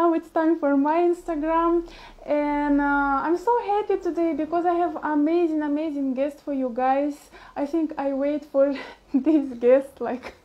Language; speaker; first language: English; non-native, fluent; Ukrainian